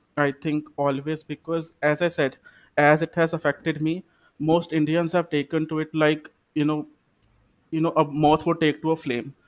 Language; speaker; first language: English; non-native, local second language; Punjabi